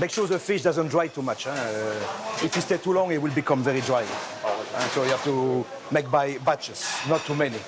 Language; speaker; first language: English; non-native, fluent; French